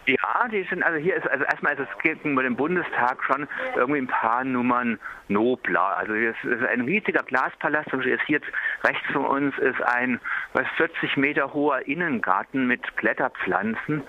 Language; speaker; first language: German; native; German